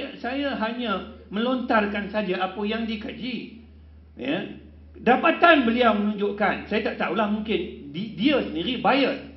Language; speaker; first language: Malay; non-native, local second language; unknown